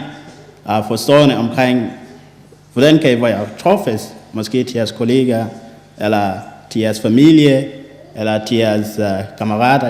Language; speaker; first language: Danish; non-native, fluent; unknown